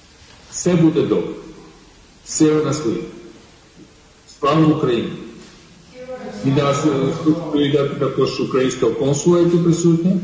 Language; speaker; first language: Ukrainian; non-native, fluent; Georgian